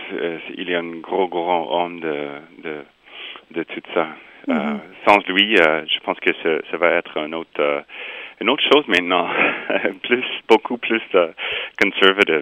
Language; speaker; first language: French; non-native, local second language; English